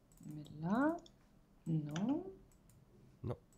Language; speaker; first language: French; native; French